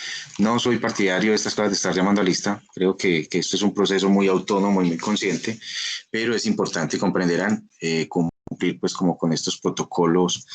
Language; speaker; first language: Spanish; native; Spanish